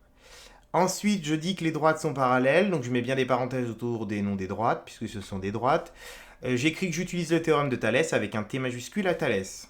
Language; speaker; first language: French; native; French